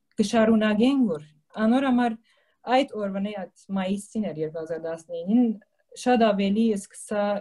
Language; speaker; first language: Armenian; native; Armenian